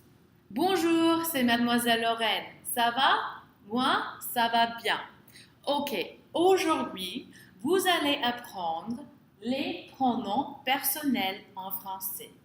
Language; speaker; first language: French; non-native, fluent; English